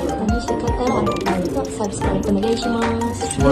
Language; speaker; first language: Japanese; non-native, learner; Indonesian